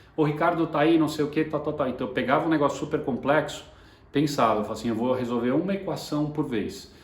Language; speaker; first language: Portuguese; native; Portuguese